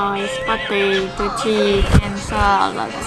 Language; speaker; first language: English; non-native, learner; Russian